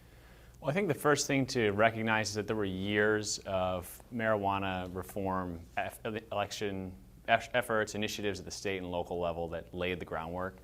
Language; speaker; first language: English; native; English